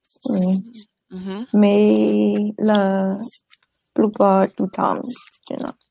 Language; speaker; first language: French; non-native, learner; English